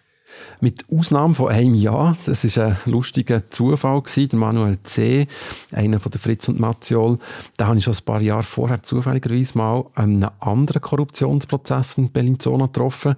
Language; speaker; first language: German; native; German